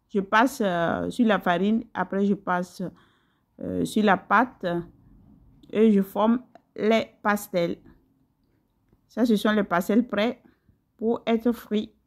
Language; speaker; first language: French; non-native, local second language; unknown